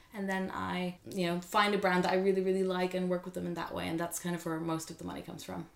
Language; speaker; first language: English; non-native, fluent; Dutch